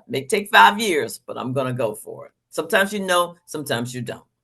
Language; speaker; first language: English; native; English